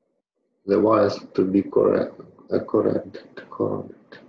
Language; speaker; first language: English; non-native, learner; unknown